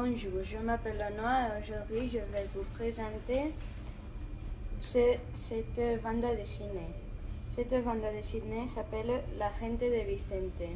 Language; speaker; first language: French; non-native, learner; Catalan